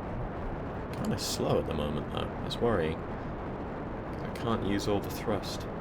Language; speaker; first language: English; native; English